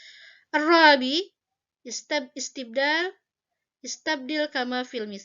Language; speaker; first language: Arabic; non-native, fluent; Indonesian